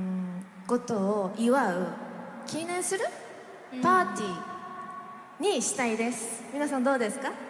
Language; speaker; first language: Japanese; non-native, fluent; Korean